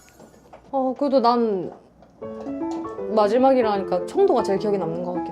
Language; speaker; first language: Korean; native; Korean